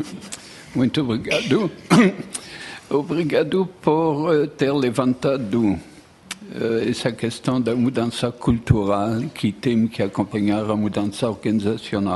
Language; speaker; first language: Portuguese; non-native, fluent; French